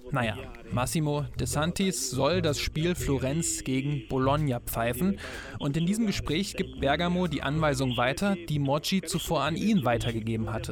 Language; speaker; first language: German; native; German